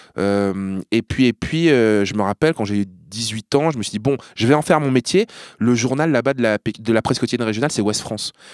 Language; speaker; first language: French; native; French